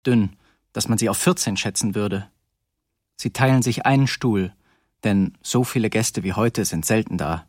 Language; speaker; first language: German; native; German